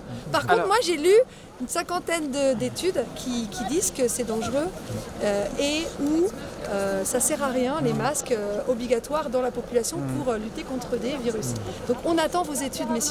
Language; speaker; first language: French; native; French